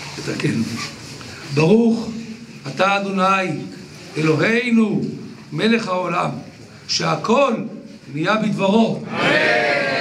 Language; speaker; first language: Hebrew; native; Hebrew